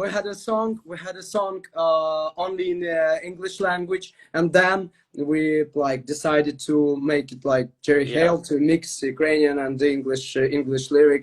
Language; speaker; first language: English; non-native, fluent; Ukrainian